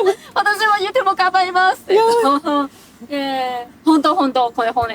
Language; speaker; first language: Japanese; non-native, learner; Cantonese